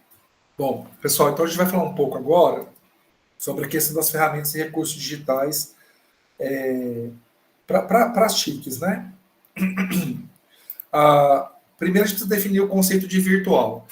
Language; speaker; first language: Portuguese; native; Portuguese